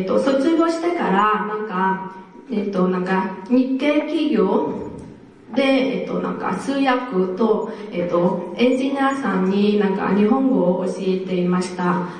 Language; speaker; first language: Japanese; non-native, fluent; Vietnamese